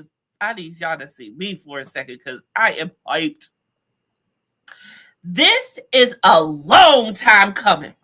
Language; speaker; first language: English; native; English